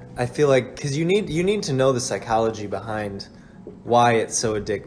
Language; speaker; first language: English; native; English